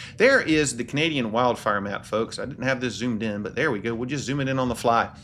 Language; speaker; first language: English; native; English